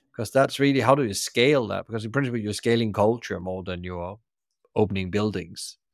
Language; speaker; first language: English; non-native, fluent; Danish